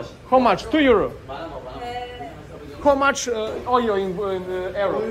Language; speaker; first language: English; non-native, learner; Serbian